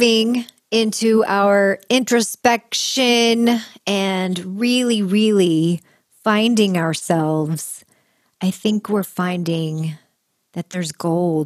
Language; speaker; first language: English; native; English